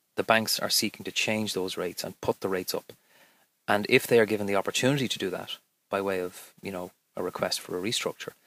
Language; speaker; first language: English; native; English